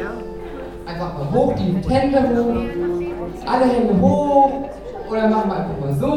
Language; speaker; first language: German; native; German